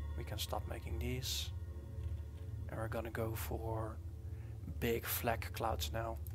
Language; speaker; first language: English; non-native, fluent; Dutch